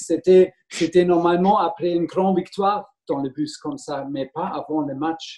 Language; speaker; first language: French; non-native, learner; German